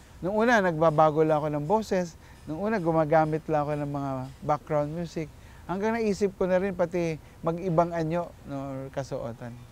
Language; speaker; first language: Filipino; native; Filipino